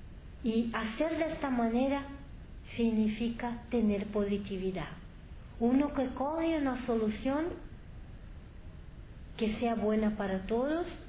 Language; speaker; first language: Spanish; non-native, fluent; Portuguese